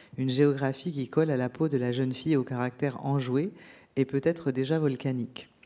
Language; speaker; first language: French; native; French